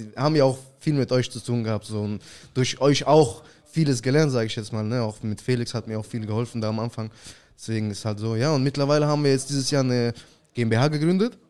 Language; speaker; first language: German; early bilingual, other home language; Russian